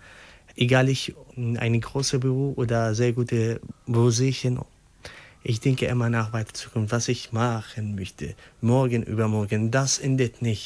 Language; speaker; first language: German; non-native, local second language; Arabic